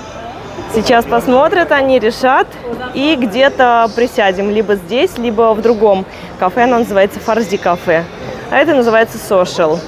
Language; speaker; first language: Russian; native; Russian